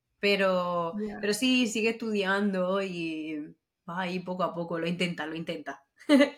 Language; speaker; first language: Spanish; native; Spanish